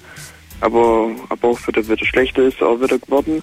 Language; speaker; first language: German; native; German